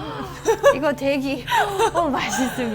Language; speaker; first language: Korean; non-native, fluent; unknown